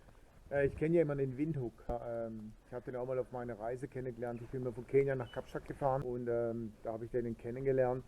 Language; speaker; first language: German; native; German